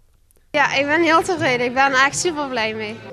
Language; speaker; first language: Dutch; native; Dutch